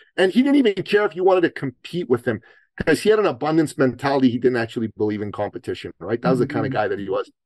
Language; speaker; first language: English; early bilingual, other home language; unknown